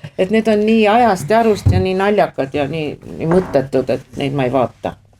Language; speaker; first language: Estonian; native; Estonian